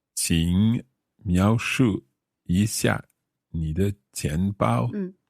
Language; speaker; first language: Chinese; non-native, learner; English